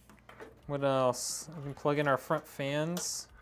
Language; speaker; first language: English; native; English